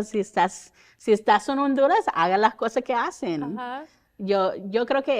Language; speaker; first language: Spanish; early bilingual, heritage; Spanish